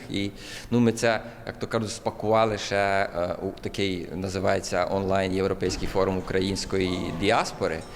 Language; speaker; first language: Ukrainian; native; Ukrainian